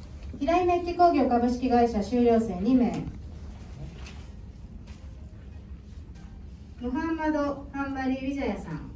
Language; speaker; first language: Japanese; native; Japanese